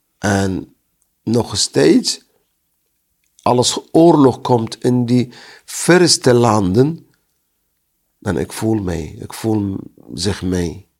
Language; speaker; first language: Dutch; non-native, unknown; Arabic